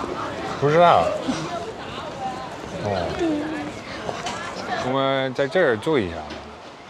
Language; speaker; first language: Chinese; non-native, fluent; Dutch